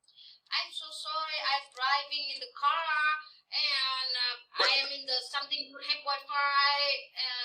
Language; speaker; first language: English; non-native, learner; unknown